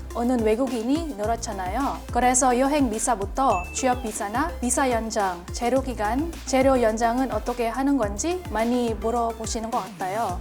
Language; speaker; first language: Korean; non-native, fluent; Filipino